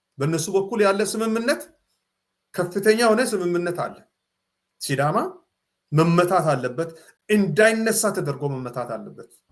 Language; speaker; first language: Amharic; non-native, local second language; Sidamo